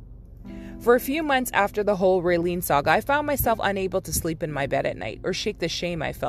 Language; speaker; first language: English; native; English